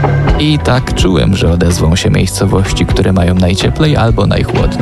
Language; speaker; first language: Polish; native; Polish